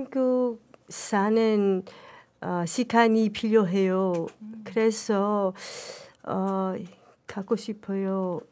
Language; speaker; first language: Korean; early bilingual, heritage; Danish